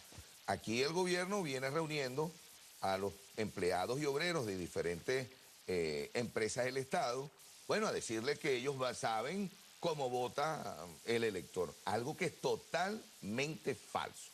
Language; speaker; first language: Spanish; native; Spanish